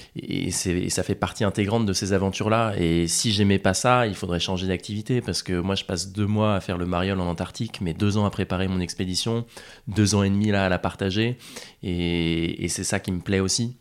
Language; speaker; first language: French; native; French